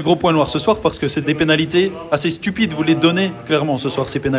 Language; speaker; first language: French; native; French